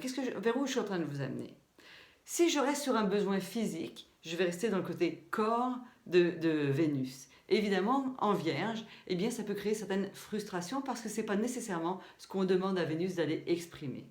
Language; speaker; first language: French; native; French